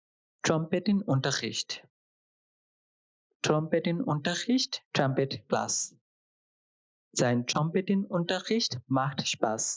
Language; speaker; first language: German; non-native, fluent; Bangla